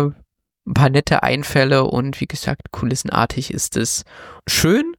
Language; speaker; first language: German; native; German